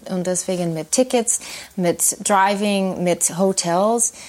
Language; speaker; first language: German; non-native, fluent; English